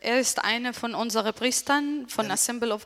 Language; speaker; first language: German; non-native, learner; Arabic